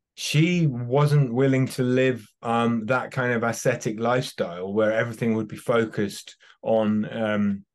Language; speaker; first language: English; native; English